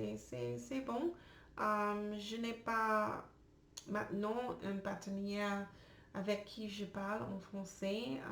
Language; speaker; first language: French; non-native, learner; English